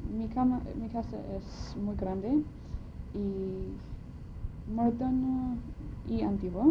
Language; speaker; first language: Spanish; non-native, learner; English